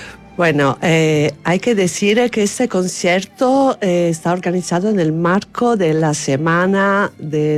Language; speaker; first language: Spanish; non-native, fluent; Italian